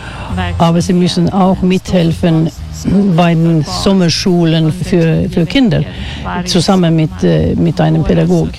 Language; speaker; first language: German; non-native, fluent; Swedish